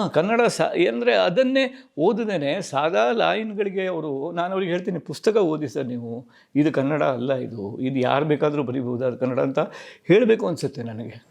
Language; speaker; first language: Kannada; non-native, local second language; Konkani